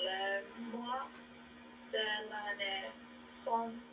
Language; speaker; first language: French; non-native, learner; English